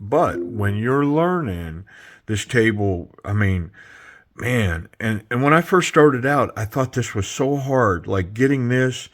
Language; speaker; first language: English; native; English